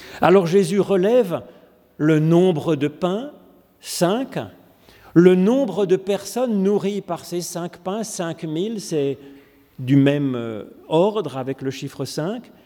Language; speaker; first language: French; native; French